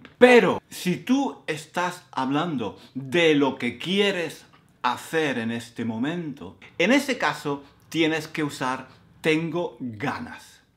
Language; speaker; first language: Spanish; native; Spanish